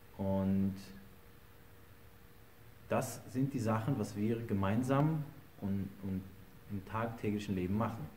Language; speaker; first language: German; non-native, fluent; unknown